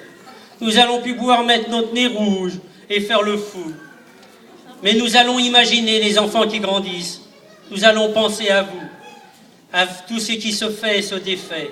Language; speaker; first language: French; native; French